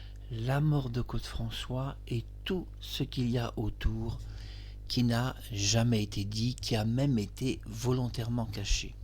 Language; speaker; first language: French; native; French